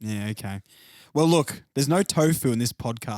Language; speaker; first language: English; native; English